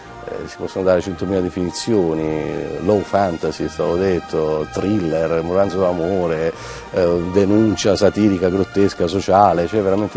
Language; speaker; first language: Italian; native; Italian